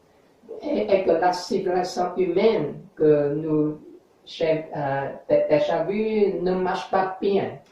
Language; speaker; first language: French; non-native, fluent; English